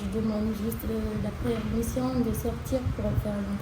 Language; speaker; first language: French; non-native, learner; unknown